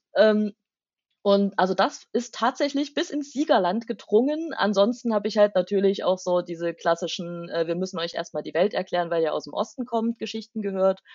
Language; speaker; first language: German; native; German